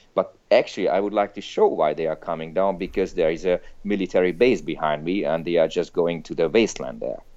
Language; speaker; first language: English; non-native, fluent; Hungarian